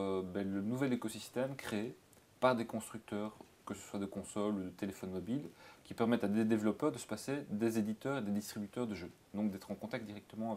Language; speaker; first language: French; native; French